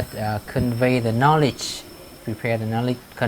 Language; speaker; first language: English; non-native, fluent; Vietnamese